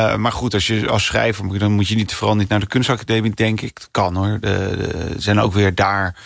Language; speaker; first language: Dutch; early bilingual, other home language; Punjabi